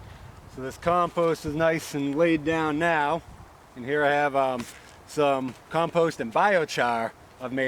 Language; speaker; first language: English; native; English